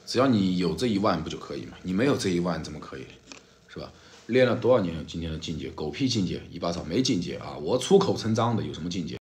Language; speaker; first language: Chinese; native; Chinese